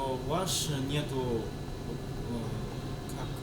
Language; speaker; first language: Russian; non-native, learner; Chinese